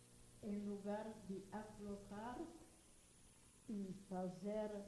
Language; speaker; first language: Portuguese; non-native, fluent; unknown